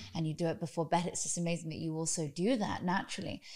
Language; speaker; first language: English; native; English